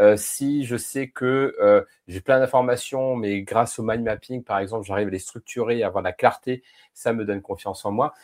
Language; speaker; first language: French; native; French